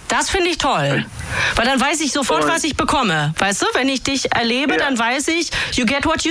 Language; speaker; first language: German; native; German